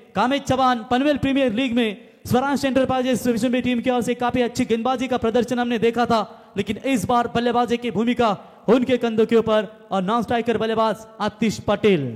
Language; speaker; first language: Hindi; non-native, local second language; Marathi